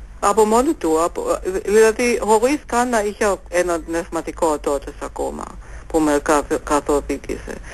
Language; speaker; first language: Greek; non-native, fluent; German